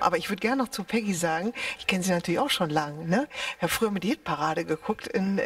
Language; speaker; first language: German; native; German